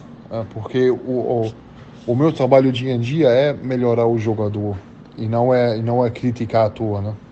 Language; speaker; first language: Portuguese; early bilingual, heritage; German